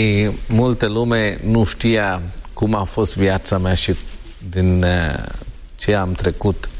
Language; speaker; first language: Romanian; non-native, learner; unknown